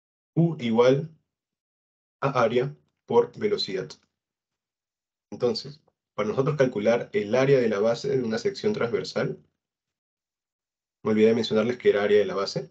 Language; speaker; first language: Spanish; native; Spanish